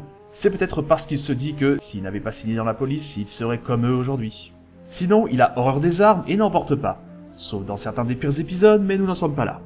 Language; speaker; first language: French; native; French